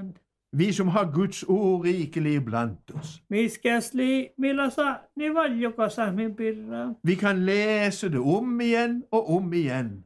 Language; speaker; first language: Norwegian; native; Norwegian